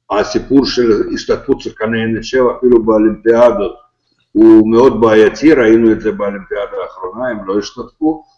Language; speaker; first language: Hebrew; non-native, fluent; Russian